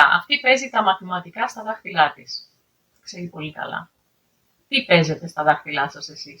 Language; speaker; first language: Greek; native; Greek